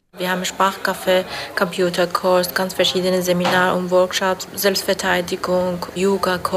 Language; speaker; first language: German; non-native, learner; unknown